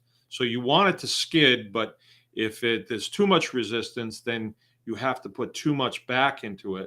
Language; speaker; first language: English; native; English